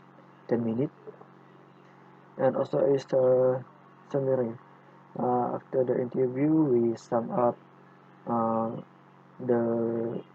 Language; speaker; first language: English; non-native, local second language; Malay